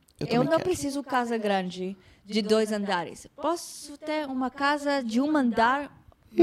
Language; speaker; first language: Portuguese; non-native, fluent; Hebrew